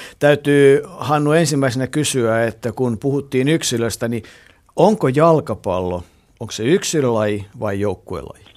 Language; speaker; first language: Finnish; native; Finnish